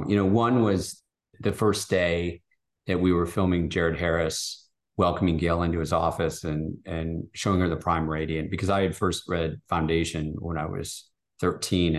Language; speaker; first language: English; native; English